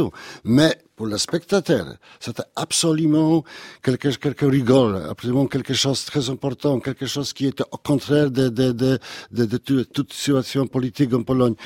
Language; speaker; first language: French; non-native, learner; Polish